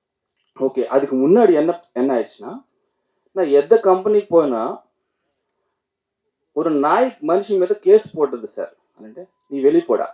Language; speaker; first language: Tamil; non-native, learner; Telugu